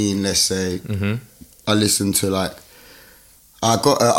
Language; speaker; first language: English; native; English